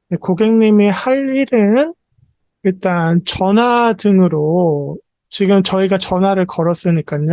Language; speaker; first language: Korean; native; Korean